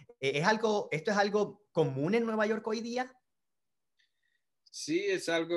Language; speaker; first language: Spanish; native; Spanish